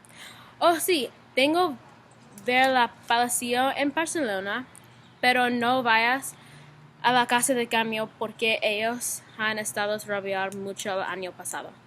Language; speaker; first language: Spanish; non-native, learner; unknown